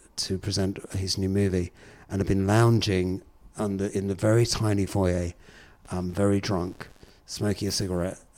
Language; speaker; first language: English; native; English